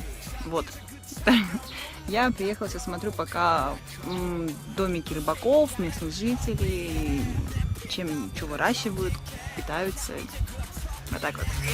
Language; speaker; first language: Russian; native; Russian